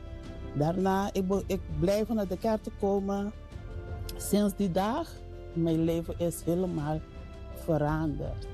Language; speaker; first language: Dutch; non-native, learner; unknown